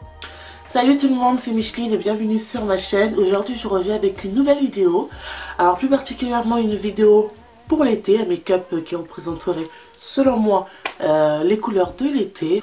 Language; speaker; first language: French; native; French